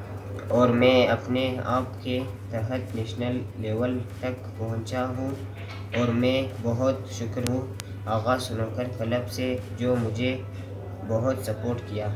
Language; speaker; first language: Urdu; non-native, local second language; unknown